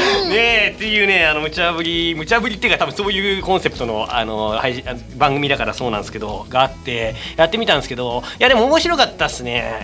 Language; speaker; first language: Japanese; native; Japanese